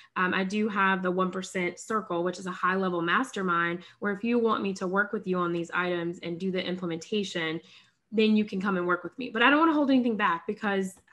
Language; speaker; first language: English; native; English